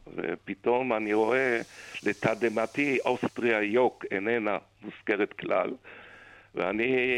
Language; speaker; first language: Hebrew; early bilingual, other home language; German